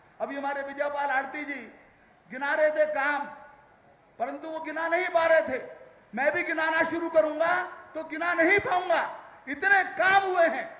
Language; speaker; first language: Hindi; native; Hindi